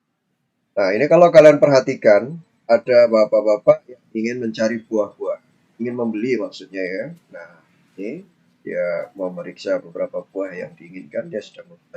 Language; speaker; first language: Indonesian; native; Indonesian